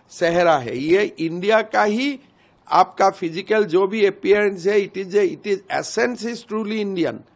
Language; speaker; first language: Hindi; non-native, local second language; Assamese